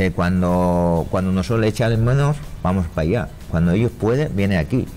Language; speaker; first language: Spanish; non-native, learner; Chinese